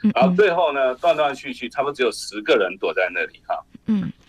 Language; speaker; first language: Chinese; native; Chinese